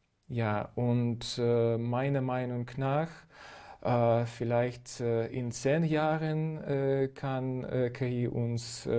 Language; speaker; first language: German; non-native, fluent; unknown